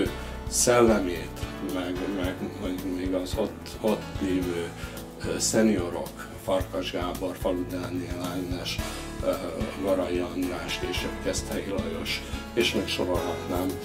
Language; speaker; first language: Hungarian; native; Hungarian